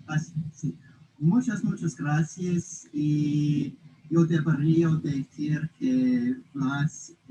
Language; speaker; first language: Spanish; non-native, learner; English